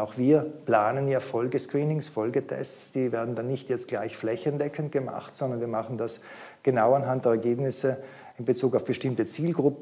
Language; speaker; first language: German; native; German